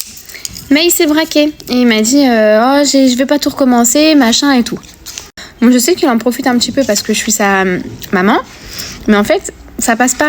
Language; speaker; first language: French; native; French